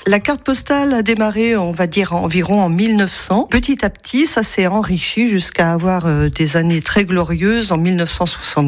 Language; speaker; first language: French; native; French